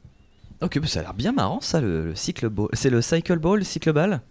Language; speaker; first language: French; native; French